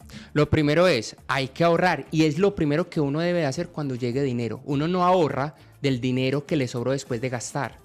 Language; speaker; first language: Spanish; native; Spanish